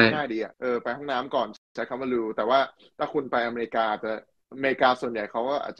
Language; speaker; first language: Thai; native; Thai